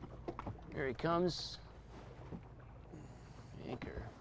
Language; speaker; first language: English; native; English